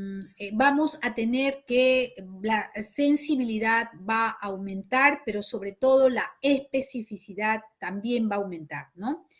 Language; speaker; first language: Spanish; native; Spanish